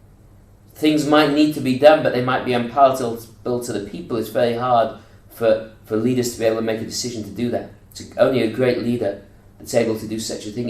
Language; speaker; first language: English; native; English